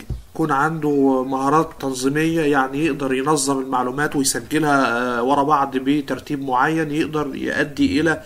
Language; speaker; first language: Arabic; native; Arabic